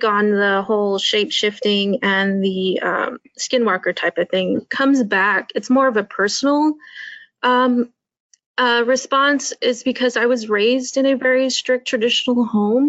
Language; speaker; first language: English; native; English